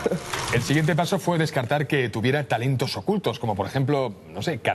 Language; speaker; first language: Spanish; native; Spanish